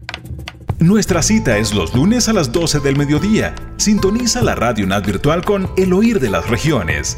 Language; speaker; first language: Spanish; native; Spanish